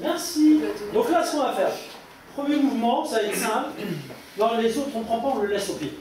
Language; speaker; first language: French; native; French